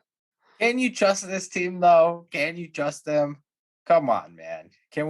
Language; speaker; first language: English; native; English